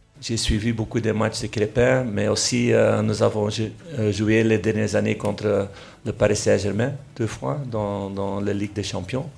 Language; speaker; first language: French; non-native, local second language; Dutch